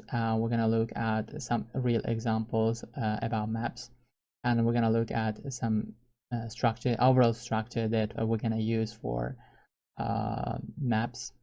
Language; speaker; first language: English; non-native, fluent; Uzbek